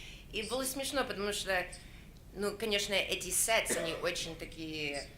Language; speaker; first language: Russian; early bilingual, heritage; Russian